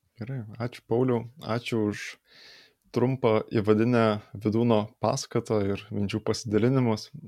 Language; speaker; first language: Lithuanian; native; Lithuanian